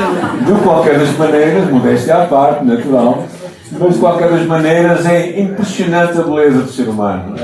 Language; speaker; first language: Portuguese; native; Portuguese